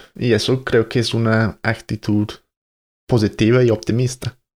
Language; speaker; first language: Spanish; non-native, fluent; English